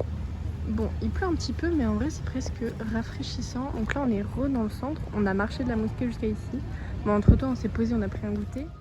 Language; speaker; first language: French; native; French